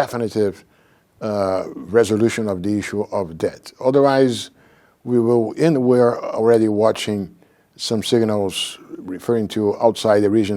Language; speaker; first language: English; non-native, fluent; Portuguese